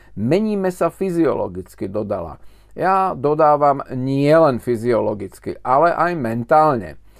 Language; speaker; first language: Slovak; native; Slovak